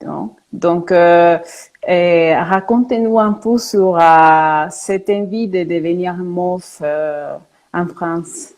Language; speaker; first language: French; non-native, fluent; Spanish